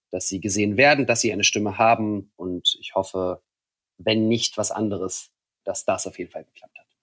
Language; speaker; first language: German; early bilingual, other home language; Russian